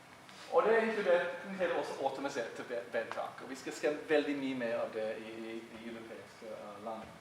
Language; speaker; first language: Norwegian; non-native, fluent; English